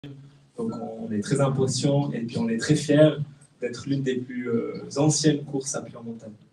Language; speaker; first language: French; native; French